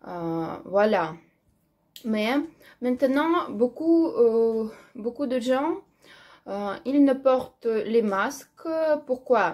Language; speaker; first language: French; non-native, learner; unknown